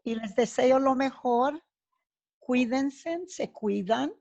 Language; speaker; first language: Spanish; native; Spanish